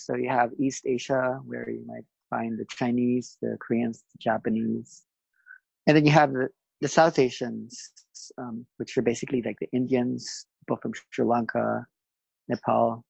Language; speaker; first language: English; non-native, local second language; Filipino